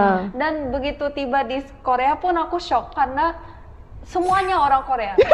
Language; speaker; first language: Indonesian; early bilingual, other home language; Korean